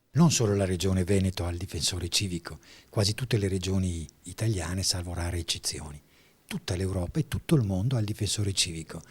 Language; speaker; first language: Italian; native; Italian